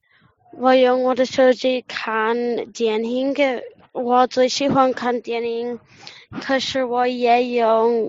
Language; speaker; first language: Chinese; non-native, learner; English